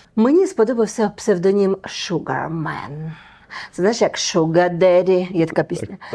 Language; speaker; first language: Ukrainian; native; Ukrainian